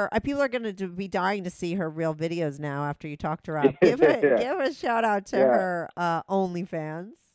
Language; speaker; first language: English; native; English